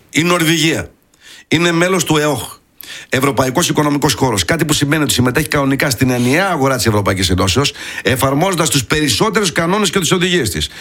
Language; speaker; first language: Greek; early bilingual, heritage; Greek